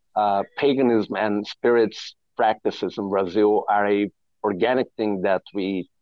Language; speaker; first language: English; non-native, fluent; Portuguese